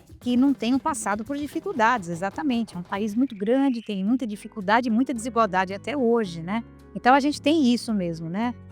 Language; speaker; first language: Portuguese; native; Portuguese